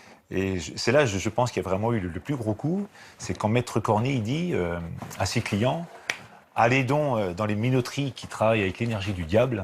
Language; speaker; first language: French; native; French